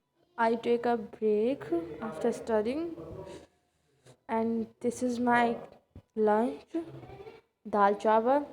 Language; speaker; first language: English; non-native, local second language; Urdu